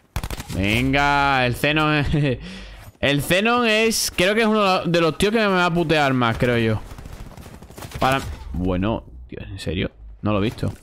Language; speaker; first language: Spanish; native; Spanish